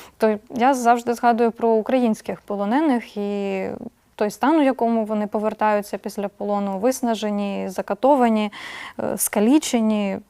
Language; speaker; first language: Ukrainian; native; Ukrainian